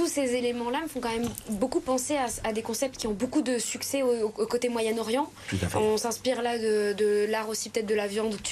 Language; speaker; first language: French; native; French